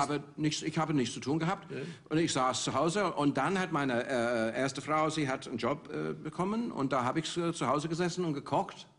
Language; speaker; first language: German; non-native, fluent; English